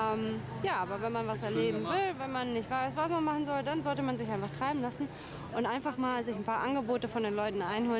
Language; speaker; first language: German; native; German